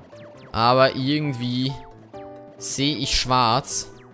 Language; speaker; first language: German; native; German